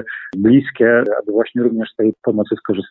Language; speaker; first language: Polish; native; Polish